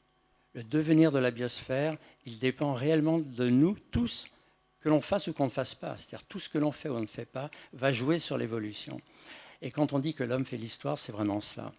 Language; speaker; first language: French; native; French